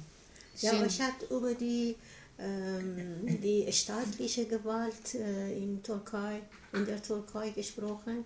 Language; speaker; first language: German; non-native, learner; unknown